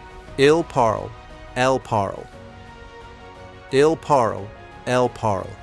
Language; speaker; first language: French; non-native, fluent; English